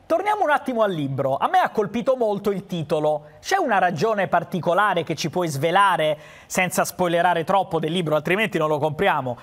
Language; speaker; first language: Italian; native; Italian